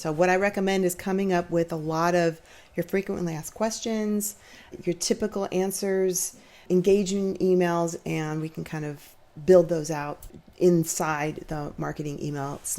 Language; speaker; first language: English; native; English